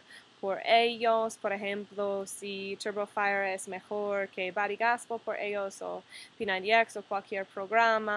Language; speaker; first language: Spanish; non-native, fluent; English